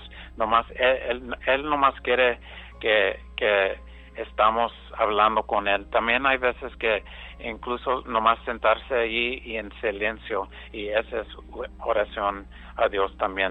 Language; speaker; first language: Spanish; early bilingual, heritage; English